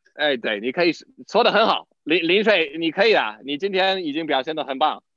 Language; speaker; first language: Chinese; non-native, fluent; English